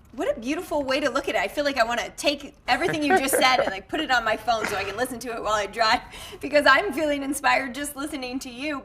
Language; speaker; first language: English; native; English